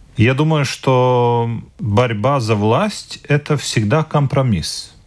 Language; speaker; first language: Russian; non-native, local second language; Latvian